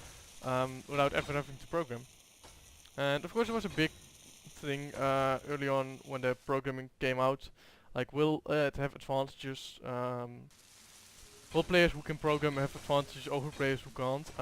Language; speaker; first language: English; non-native, fluent; Dutch